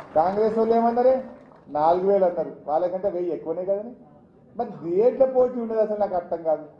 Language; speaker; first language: Telugu; native; Telugu